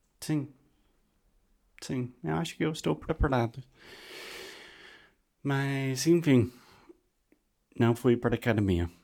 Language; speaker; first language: Portuguese; non-native, fluent; English